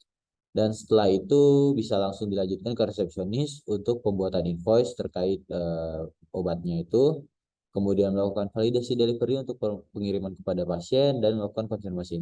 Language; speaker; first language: Indonesian; native; Indonesian